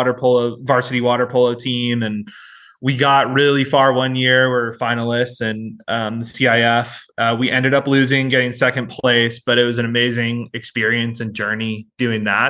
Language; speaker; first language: English; native; English